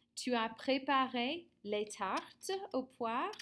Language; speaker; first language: French; non-native, fluent; English